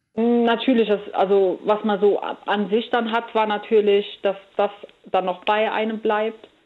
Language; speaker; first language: German; native; German